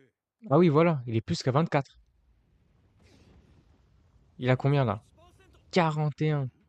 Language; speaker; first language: French; native; French